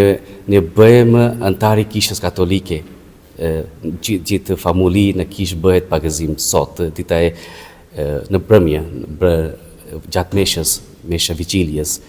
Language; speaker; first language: Albanian; non-native, fluent; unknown